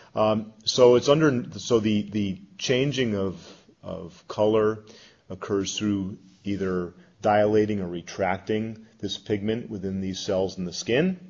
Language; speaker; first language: English; native; English